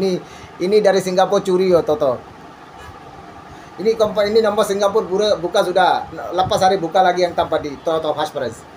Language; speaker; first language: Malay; non-native, learner; Bangla